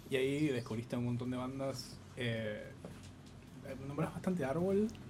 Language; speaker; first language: Spanish; native; Spanish